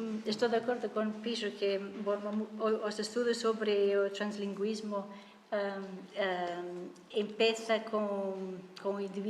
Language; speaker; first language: Galician; non-native, fluent; English